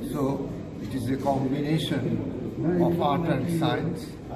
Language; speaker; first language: English; non-native, local second language; Bangla